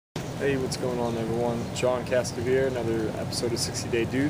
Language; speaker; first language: English; native; English